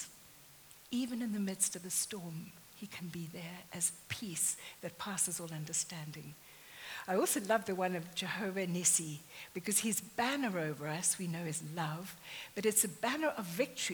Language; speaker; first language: English; native; English